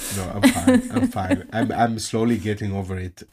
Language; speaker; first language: English; non-native, fluent; Greek